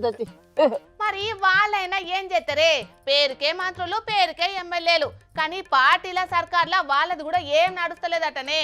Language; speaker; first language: Telugu; native; Telugu